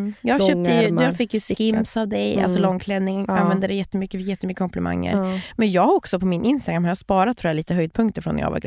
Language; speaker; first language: Swedish; native; Swedish